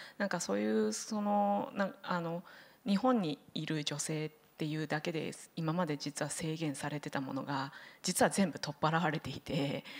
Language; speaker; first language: Japanese; native; Japanese